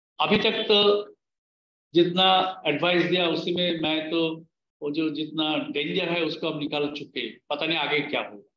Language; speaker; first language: Hindi; non-native, local second language; Bangla